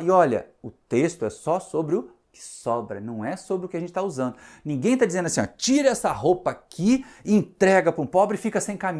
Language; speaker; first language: Portuguese; native; Portuguese